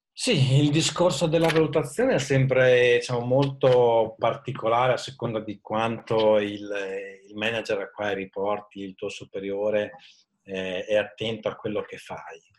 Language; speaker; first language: Italian; native; Italian